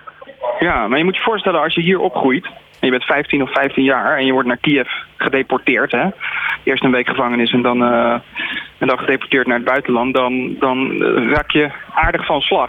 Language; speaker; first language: Dutch; native; Dutch